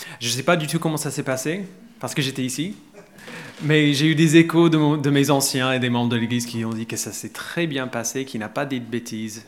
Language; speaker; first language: French; non-native, fluent; English